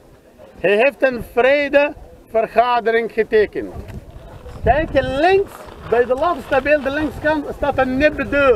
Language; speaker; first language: Dutch; non-native, learner; Arabic